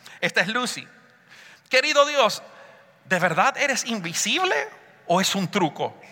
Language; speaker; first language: Spanish; early bilingual, heritage; Spanish